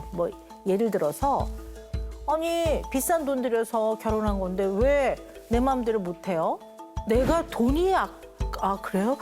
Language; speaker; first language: Korean; native; Korean